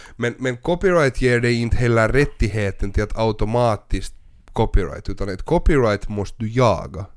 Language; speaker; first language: Swedish; native; Swedish